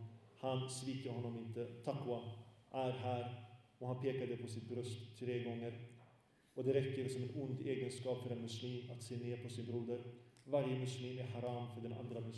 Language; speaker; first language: Swedish; early bilingual, other home language; Arabic